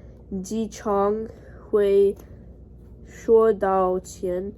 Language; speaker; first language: Chinese; non-native, learner; English